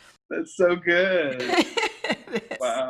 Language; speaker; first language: English; native; English